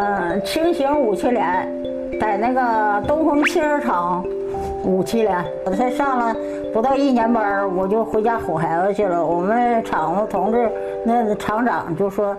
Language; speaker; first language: Chinese; native; Chinese